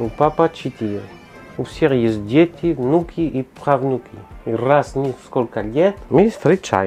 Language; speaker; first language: Russian; non-native, learner; French